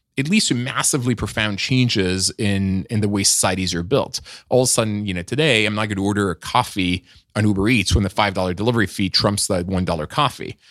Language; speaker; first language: English; non-native, fluent; French